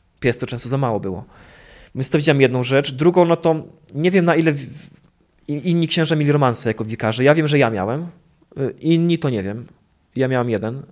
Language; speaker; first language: Polish; native; Polish